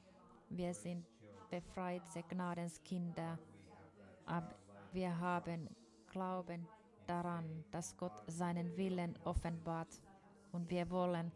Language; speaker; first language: German; non-native, fluent; Finnish